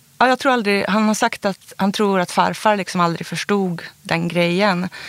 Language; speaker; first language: Swedish; native; Swedish